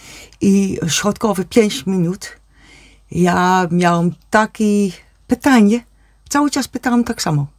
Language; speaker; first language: Polish; non-native, learner; Dutch